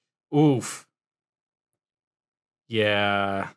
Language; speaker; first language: English; native; English